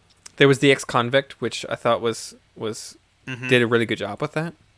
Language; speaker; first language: English; native; English